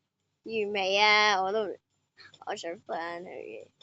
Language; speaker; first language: Chinese; native; Chinese